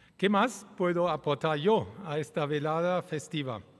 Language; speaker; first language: Spanish; early bilingual, other home language; German